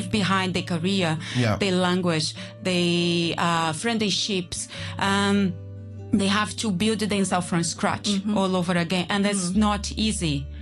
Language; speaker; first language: English; non-native, fluent; Portuguese